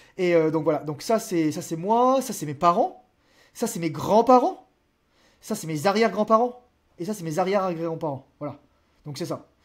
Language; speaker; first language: French; native; French